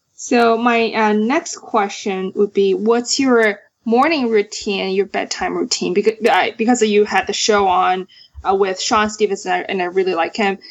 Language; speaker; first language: English; non-native, fluent; Chinese